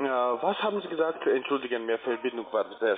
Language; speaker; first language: German; non-native, learner; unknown